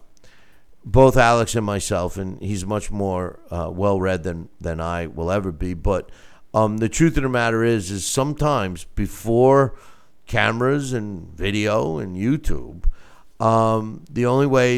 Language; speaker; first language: English; native; English